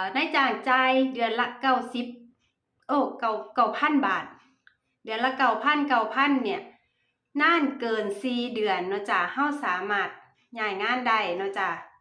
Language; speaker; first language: Thai; native; Thai